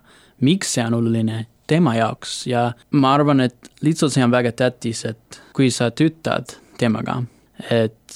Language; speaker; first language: Estonian; non-native, learner; English